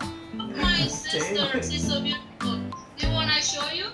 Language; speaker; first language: English; non-native, learner; Indonesian